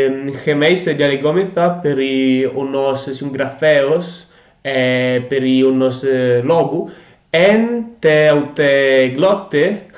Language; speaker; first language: Greek; non-native, learner; Italian